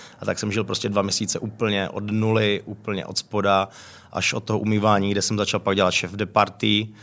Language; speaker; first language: Czech; native; Czech